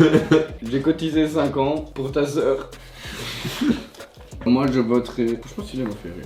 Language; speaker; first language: French; native; French